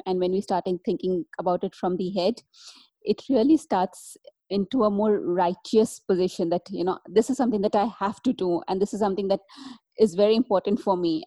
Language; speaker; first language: English; non-native, local second language; Hindi